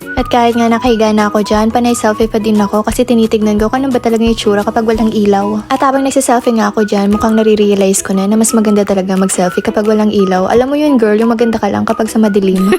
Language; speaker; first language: Filipino; native; Filipino